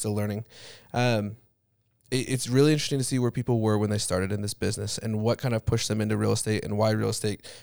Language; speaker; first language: English; native; English